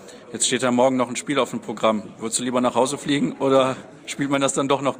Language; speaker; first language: German; native; German